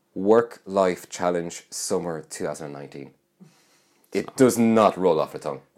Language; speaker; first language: English; native; English